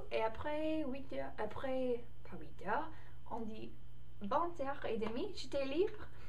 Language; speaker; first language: French; non-native, learner; English